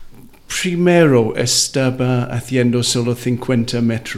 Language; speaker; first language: Spanish; non-native, learner; Welsh